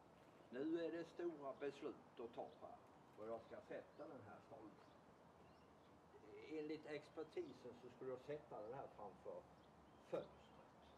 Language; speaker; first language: Swedish; native; Swedish